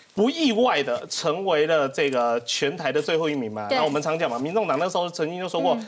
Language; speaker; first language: Chinese; native; Chinese